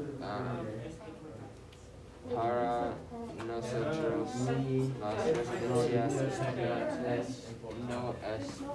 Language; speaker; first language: Spanish; non-native, learner; English